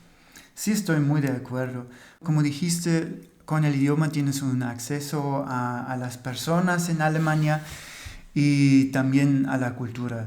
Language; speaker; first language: Spanish; non-native, fluent; German